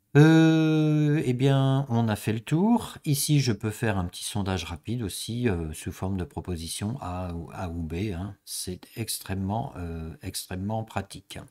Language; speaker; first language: French; native; French